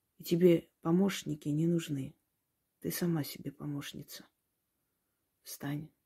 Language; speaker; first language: Russian; non-native, local second language; Armenian